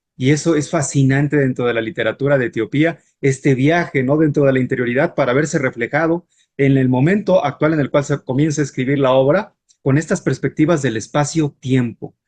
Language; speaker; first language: Spanish; native; Spanish